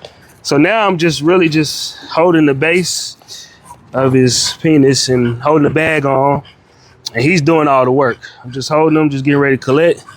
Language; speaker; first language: English; native; English